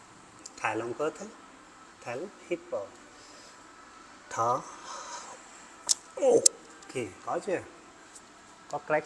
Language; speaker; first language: Vietnamese; non-native, learner; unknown